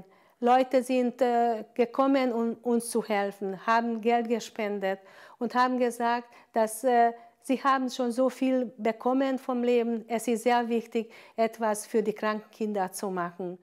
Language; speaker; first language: German; non-native, fluent; Hungarian